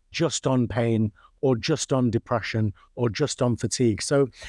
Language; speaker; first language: English; native; English